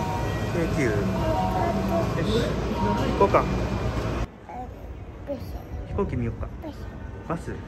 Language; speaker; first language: Japanese; native; Japanese